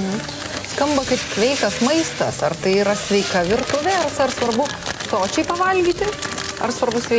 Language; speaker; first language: Lithuanian; native; Lithuanian